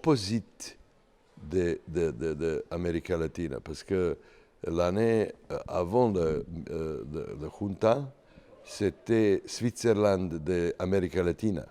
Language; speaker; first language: French; non-native, learner; Serbian